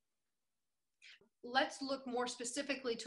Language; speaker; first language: English; native; English